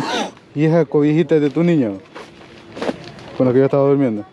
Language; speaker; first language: Spanish; native; Spanish